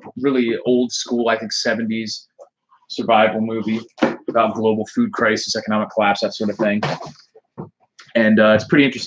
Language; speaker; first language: English; native; English